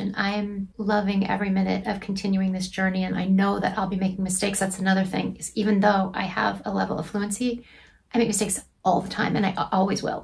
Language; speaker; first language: English; native; English